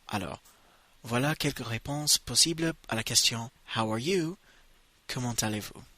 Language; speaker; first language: French; non-native, fluent; English